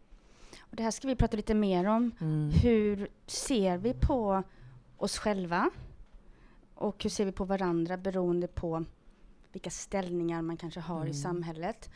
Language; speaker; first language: Swedish; native; Swedish